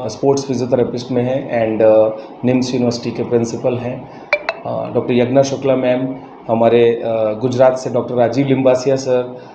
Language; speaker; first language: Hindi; non-native, local second language; Gujarati